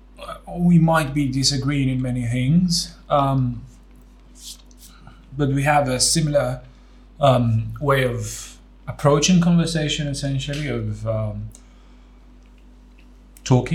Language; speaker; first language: English; non-native, fluent; Greek